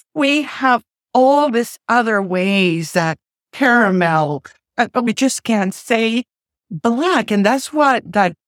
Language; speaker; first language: English; non-native, fluent; Spanish